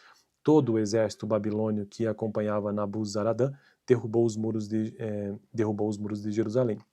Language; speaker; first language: Portuguese; native; Portuguese